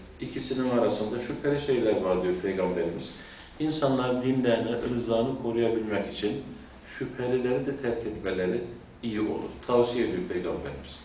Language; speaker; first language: Turkish; native; Turkish